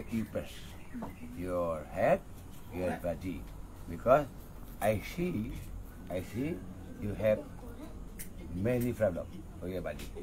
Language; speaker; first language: English; non-native, learner; Balinese